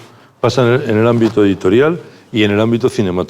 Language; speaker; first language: Spanish; native; Spanish